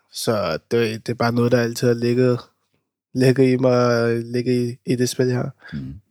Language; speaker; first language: Danish; early bilingual, other home language; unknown